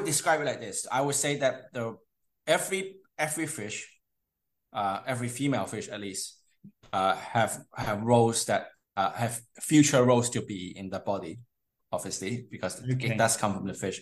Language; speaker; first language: English; non-native, local second language; Cantonese